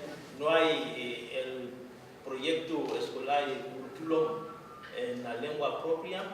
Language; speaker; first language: Spanish; non-native, fluent; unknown